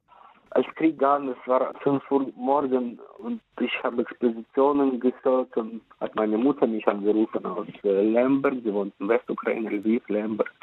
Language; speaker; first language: German; non-native, fluent; Ukrainian